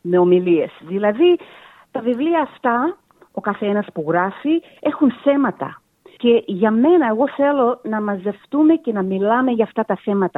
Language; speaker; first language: Greek; early bilingual, heritage; Greek